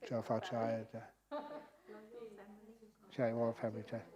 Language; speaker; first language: Thai; non-native, fluent; English